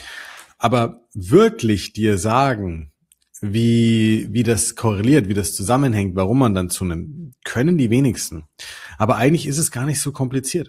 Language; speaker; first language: German; native; German